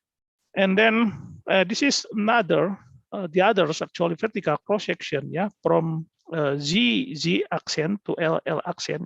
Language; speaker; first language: English; non-native, learner; Indonesian